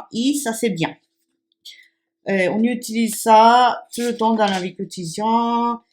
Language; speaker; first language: French; non-native, fluent; Japanese